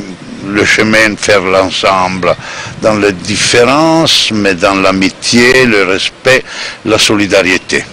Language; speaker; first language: French; non-native, fluent; Italian